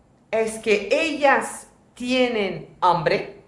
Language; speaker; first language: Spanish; non-native, fluent; French